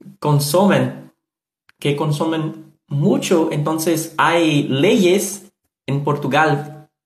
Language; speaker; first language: Spanish; non-native, learner; Portuguese